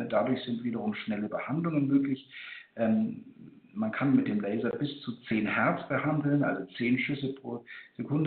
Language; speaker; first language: German; native; German